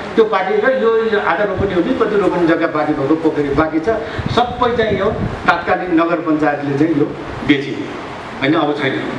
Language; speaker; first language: Nepali; non-native, local second language; Newari